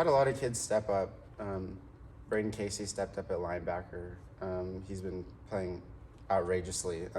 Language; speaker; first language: English; native; English